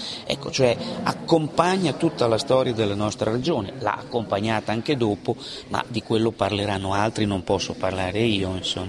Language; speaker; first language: Italian; native; Italian